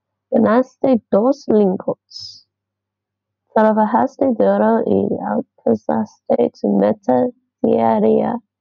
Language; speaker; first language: Spanish; non-native, learner; English